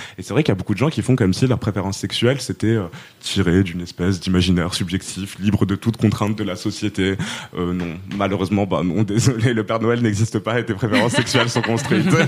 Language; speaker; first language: French; non-native, local second language; Arabic